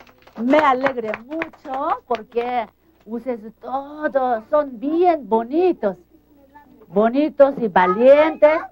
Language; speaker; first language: Spanish; non-native, learner; Korean